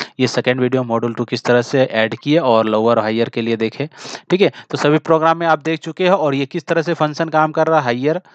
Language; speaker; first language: Hindi; native; Hindi